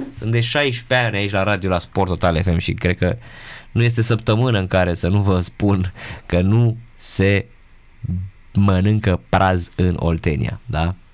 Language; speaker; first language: Romanian; native; Romanian